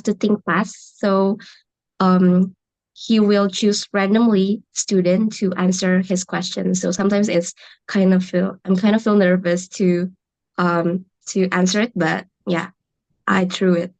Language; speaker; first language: English; non-native, learner; Indonesian